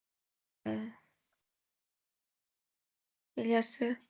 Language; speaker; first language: French; non-native, learner; Arabic